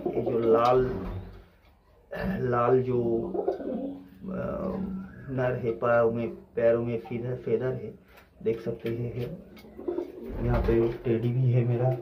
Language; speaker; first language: Hindi; non-native, local second language; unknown